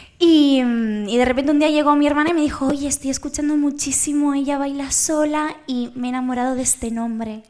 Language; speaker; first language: Spanish; native; Spanish